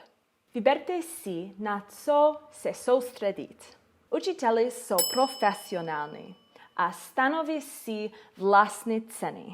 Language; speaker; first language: Czech; non-native, learner; English